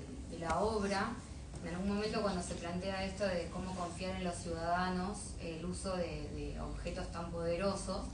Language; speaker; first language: Spanish; native; Spanish